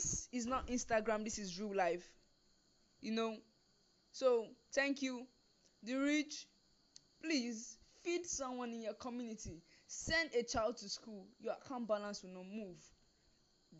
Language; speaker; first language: English; non-native, local second language; Yoruba